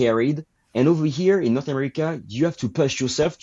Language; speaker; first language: English; non-native, fluent; French